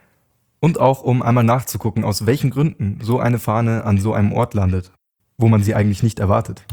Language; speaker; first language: German; native; German